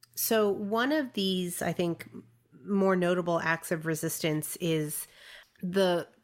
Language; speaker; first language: English; early bilingual, other home language; Chinese